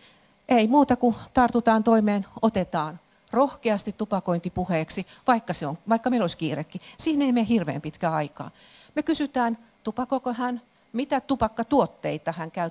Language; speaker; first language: Finnish; native; Finnish